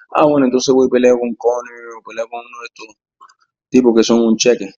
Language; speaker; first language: Spanish; early bilingual, heritage; Spanish